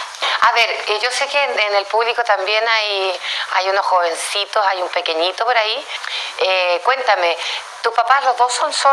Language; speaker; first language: Spanish; native; Spanish